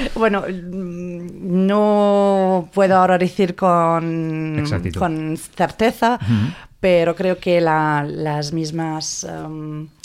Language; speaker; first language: Spanish; non-native, fluent; German